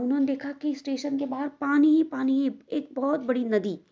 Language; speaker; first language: Hindi; non-native, local second language; Marathi